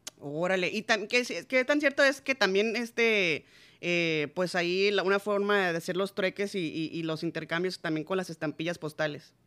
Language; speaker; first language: Spanish; native; Spanish